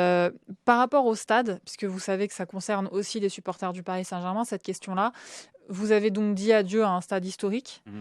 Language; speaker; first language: French; native; French